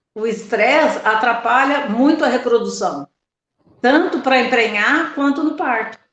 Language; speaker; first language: Portuguese; native; Portuguese